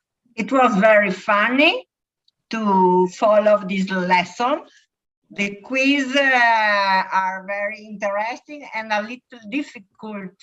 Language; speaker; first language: English; non-native, learner; Italian